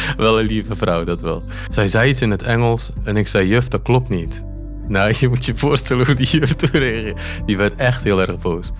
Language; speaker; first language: Dutch; early bilingual, other home language; Polish